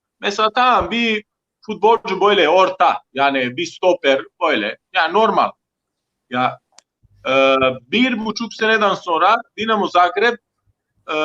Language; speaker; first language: Turkish; non-native, learner; Croatian